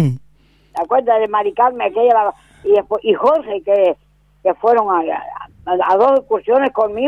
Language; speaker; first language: Spanish; native; Spanish